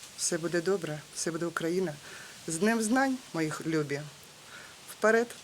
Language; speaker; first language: Ukrainian; native; Ukrainian